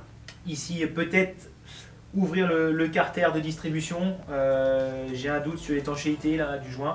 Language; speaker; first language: French; native; French